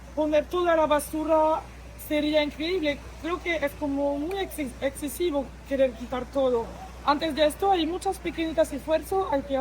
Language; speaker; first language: Spanish; non-native, learner; French